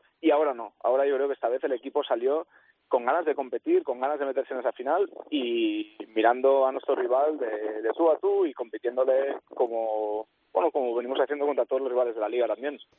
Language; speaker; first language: Spanish; non-native, local second language; Catalan